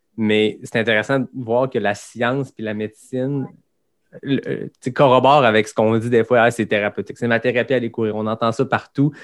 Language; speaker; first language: French; native; French